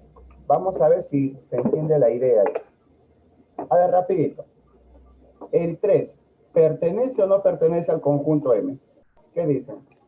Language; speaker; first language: Spanish; native; Spanish